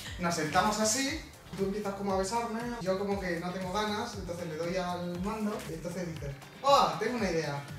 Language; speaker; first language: Spanish; native; Spanish